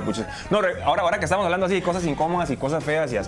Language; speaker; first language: Spanish; native; Spanish